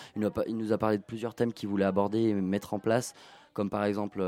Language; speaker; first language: French; native; French